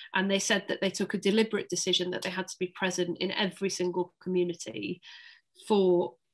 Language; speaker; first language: English; native; English